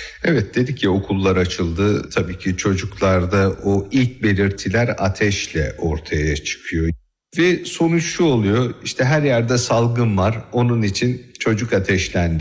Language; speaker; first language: Turkish; native; Turkish